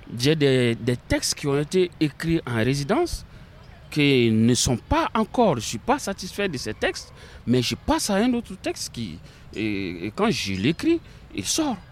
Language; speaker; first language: French; non-native, local second language; Bambara